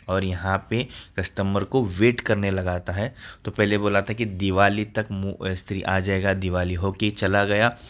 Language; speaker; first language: Hindi; native; Hindi